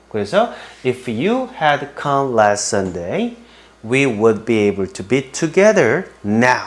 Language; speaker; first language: English; non-native, fluent; Korean